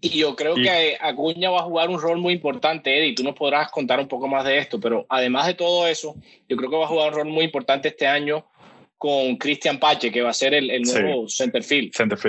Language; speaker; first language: Spanish; native; Spanish